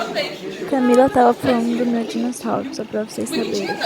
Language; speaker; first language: Portuguese; native; Portuguese